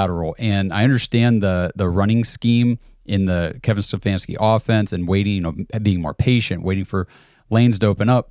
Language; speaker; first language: English; native; English